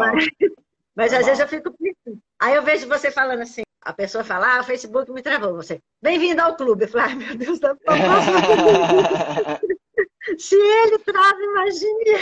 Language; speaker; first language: Portuguese; native; Portuguese